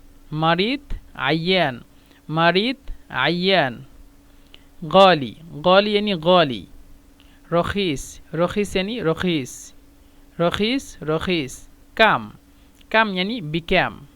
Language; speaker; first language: Arabic; non-native, fluent; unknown